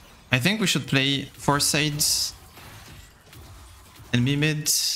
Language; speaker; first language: English; non-native, fluent; French